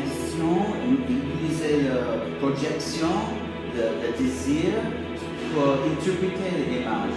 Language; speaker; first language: French; non-native, learner; English